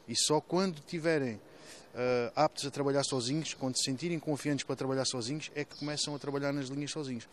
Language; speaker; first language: Portuguese; native; Portuguese